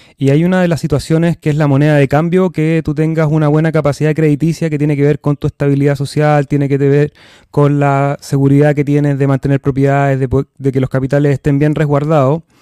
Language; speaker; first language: Spanish; native; Spanish